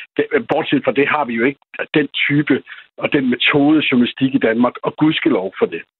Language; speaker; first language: Danish; native; Danish